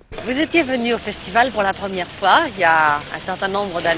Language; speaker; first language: French; native; French